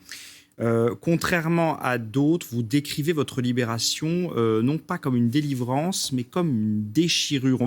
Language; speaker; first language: French; native; French